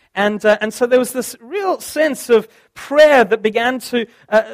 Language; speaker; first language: English; native; English